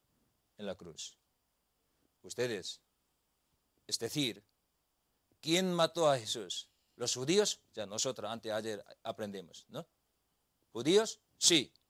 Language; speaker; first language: Spanish; non-native, learner; Korean